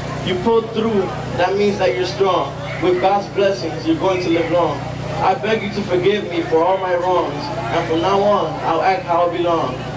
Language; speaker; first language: English; early bilingual, other home language; Spanish